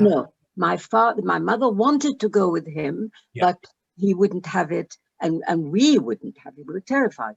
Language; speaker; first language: English; early bilingual, other home language; Arabic